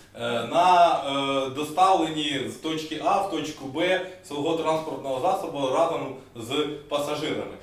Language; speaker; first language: Ukrainian; non-native, local second language; Russian